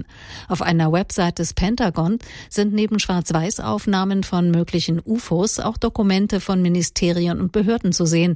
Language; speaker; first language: German; native; German